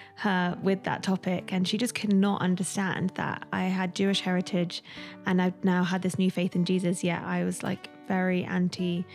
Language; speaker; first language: English; native; English